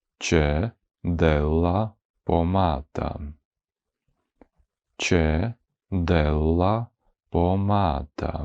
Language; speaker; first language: Italian; non-native, fluent; Ukrainian